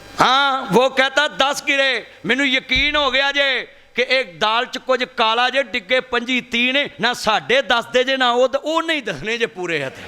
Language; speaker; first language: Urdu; non-native, local second language; Punjabi